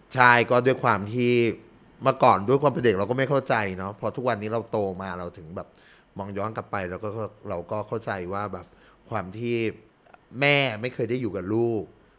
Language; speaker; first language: Thai; early bilingual, heritage; Thai